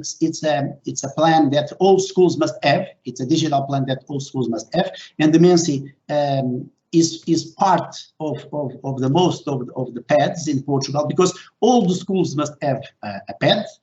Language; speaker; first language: English; non-native, fluent; Portuguese